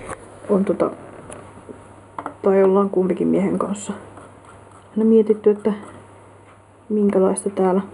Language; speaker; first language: Finnish; native; Finnish